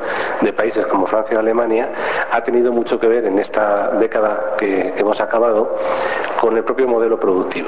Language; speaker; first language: Spanish; native; Spanish